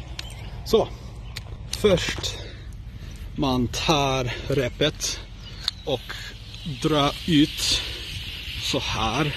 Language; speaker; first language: Swedish; non-native, learner; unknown